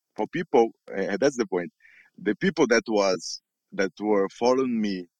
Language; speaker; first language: English; non-native, learner; Portuguese